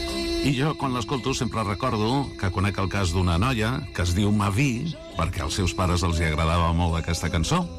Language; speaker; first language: Catalan; native; Catalan